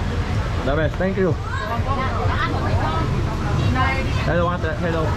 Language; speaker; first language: English; non-native, local second language; Filipino